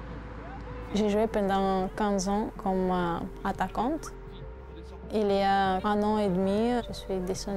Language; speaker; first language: French; non-native, fluent; Russian